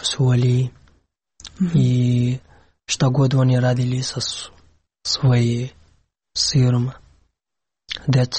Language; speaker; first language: Serbian; non-native, learner; Pashto